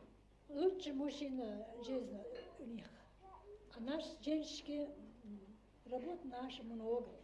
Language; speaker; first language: Russian; non-native, local second language; Chechen